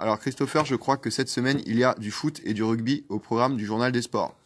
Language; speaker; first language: French; native; French